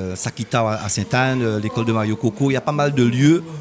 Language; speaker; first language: French; native; French